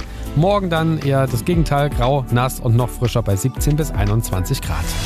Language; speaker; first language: German; native; German